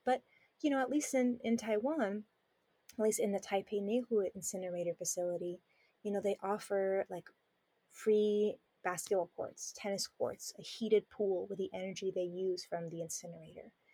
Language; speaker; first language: English; native; English